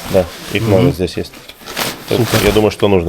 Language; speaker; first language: Russian; non-native, learner; Lithuanian